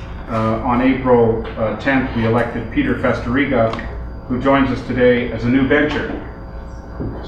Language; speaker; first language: English; native; English